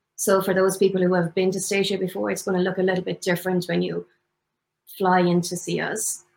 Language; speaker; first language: English; native; English